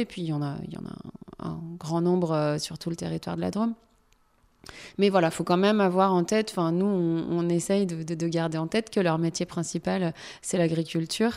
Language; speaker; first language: French; native; French